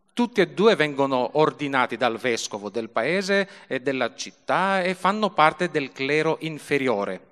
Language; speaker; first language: Italian; early bilingual, other home language; Greek